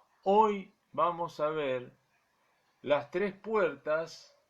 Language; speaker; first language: Spanish; native; Spanish